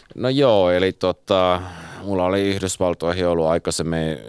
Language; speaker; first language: Finnish; native; Finnish